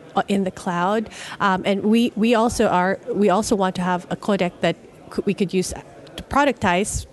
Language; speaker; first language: English; non-native, local second language; Filipino